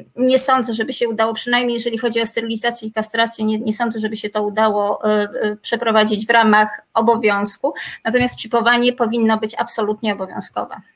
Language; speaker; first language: Polish; native; Polish